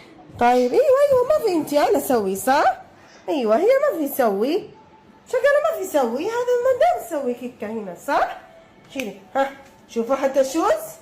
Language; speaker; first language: Arabic; non-native, learner; Amharic